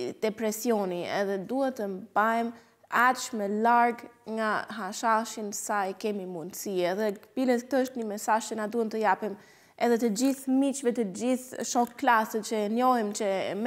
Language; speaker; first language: Albanian; non-native, fluent; German